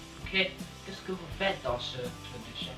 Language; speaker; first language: French; non-native, learner; English